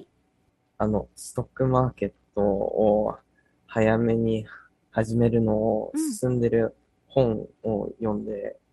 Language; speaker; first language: Japanese; early bilingual, heritage; English